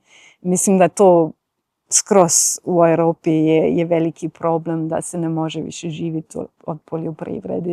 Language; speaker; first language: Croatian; non-native, fluent; German